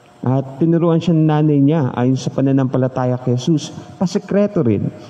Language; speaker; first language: Filipino; native; Filipino